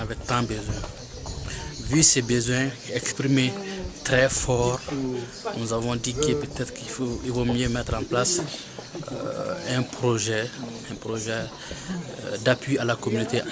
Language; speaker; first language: French; non-native, local second language; Bambara